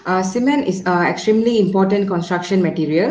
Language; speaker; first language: English; non-native, local second language; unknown